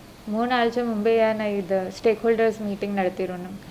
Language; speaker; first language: Malayalam; non-native, local second language; Marathi